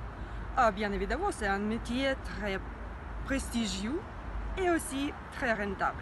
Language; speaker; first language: French; non-native, learner; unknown